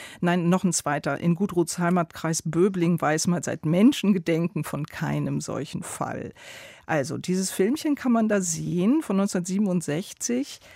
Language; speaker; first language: German; native; German